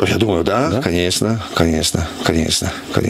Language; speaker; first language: Russian; non-native, learner; Italian